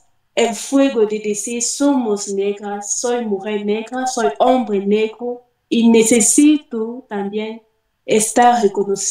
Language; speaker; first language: Spanish; non-native, fluent; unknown